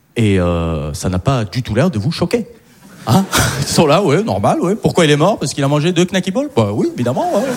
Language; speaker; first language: French; early bilingual, other home language; Arabic